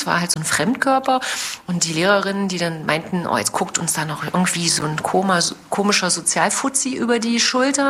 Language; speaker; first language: German; native; German